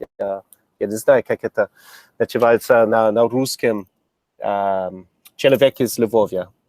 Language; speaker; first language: Russian; non-native, learner; English